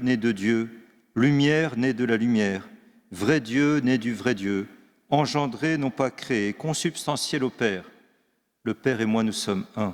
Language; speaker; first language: French; native; French